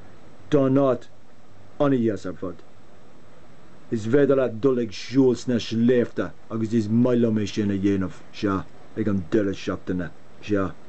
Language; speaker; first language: Irish; non-native, local second language; English